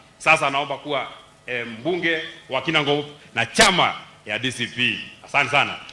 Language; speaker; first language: Swahili; non-native, local second language; Kikuyu